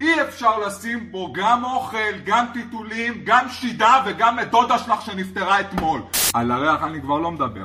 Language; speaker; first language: Hebrew; native; Hebrew